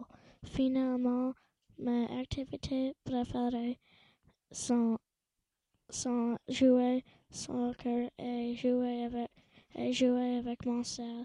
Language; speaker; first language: French; early bilingual, other home language; English